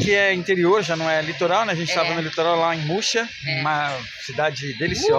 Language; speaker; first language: Portuguese; native; Portuguese